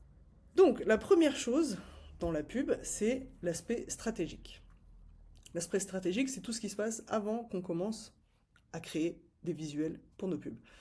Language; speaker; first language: French; native; French